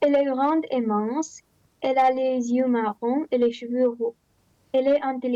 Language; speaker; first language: French; non-native, learner; Romanian